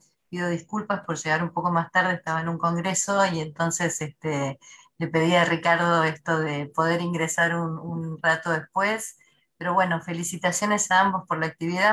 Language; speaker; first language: Spanish; native; Spanish